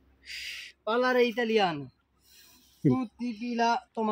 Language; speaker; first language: Italian; non-native, learner; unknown